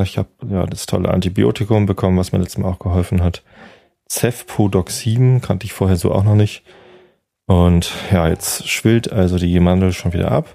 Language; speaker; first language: German; native; German